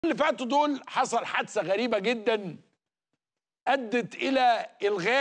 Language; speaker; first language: Arabic; native; Arabic